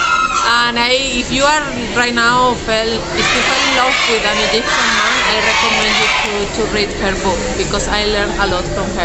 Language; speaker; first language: English; non-native, fluent; Spanish